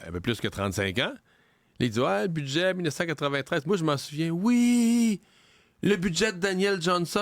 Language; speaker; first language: French; native; French